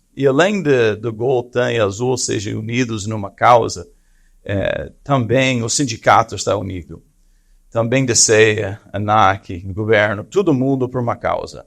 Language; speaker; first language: Portuguese; non-native, fluent; English